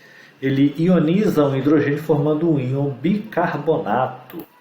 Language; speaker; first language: Portuguese; native; Portuguese